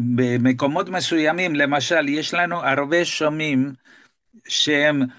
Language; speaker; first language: Hebrew; non-native, fluent; Spanish